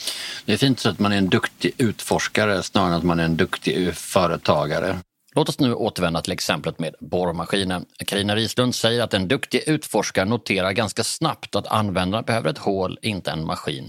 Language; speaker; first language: Swedish; native; Swedish